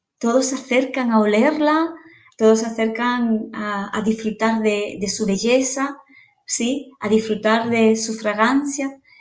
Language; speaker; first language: Spanish; native; Spanish